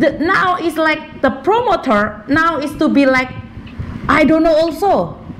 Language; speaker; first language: English; non-native, learner; Javanese